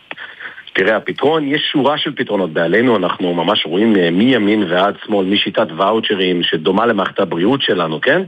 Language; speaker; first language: Hebrew; native; Hebrew